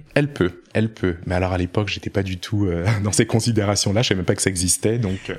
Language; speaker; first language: French; native; French